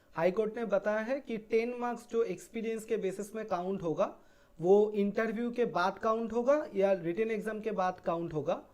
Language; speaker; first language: Hindi; non-native, local second language; Bangla